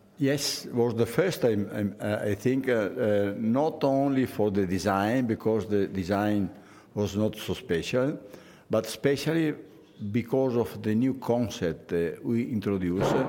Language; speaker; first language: English; non-native, fluent; Italian